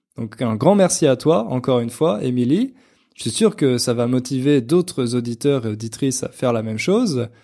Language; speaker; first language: French; native; French